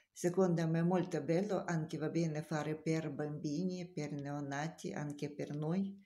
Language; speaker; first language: Italian; non-native, learner; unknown